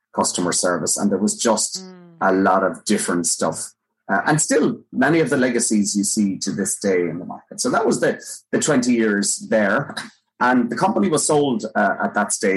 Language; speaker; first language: English; native; English